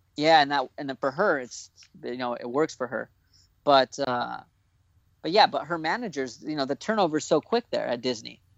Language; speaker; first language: English; native; English